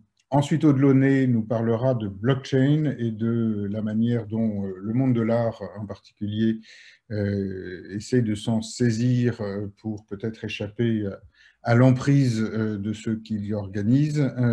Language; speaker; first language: French; native; French